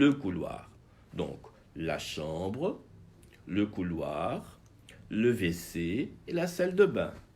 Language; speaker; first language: French; non-native, fluent; Portuguese